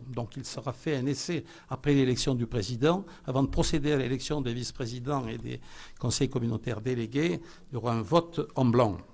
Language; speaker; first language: French; native; French